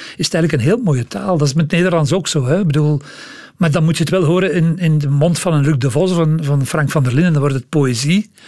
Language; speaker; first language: Dutch; native; Dutch